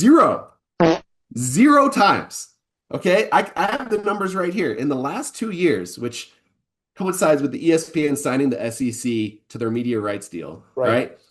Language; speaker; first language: English; native; English